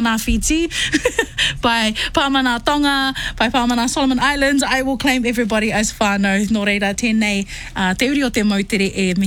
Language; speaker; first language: English; native; English